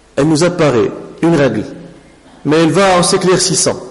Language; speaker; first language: French; non-native, local second language; Arabic